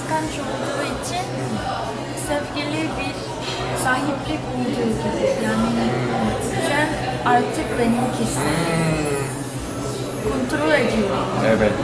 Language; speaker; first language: Turkish; non-native, learner; Korean